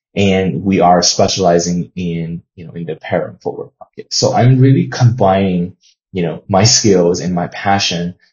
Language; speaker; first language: English; non-native, fluent; Chinese